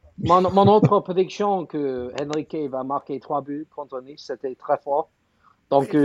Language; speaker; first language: French; non-native, fluent; English